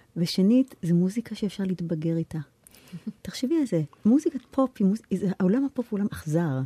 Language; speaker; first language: Hebrew; early bilingual, heritage; Hebrew